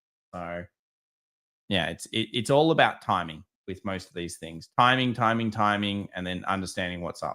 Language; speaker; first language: English; native; English